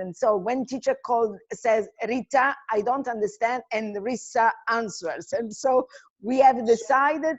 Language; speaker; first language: English; non-native, fluent; Italian